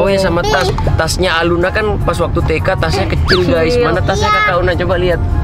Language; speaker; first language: Indonesian; native; Indonesian